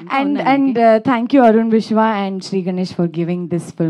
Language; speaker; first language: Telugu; non-native, learner; Kannada